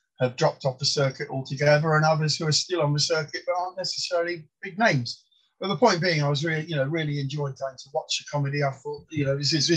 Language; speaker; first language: English; non-native, local second language; Polish